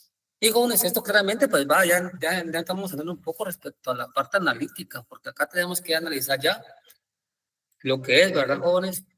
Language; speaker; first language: Spanish; native; Spanish